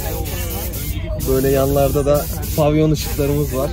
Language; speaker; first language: Turkish; native; Turkish